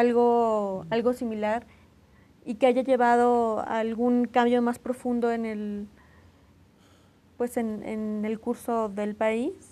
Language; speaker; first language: Spanish; native; Spanish